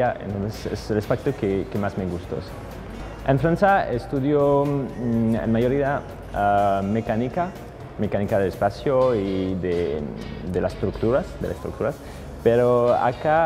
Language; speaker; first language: Spanish; non-native, fluent; French